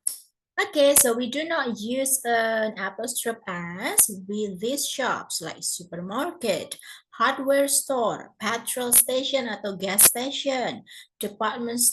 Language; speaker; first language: English; non-native, fluent; Indonesian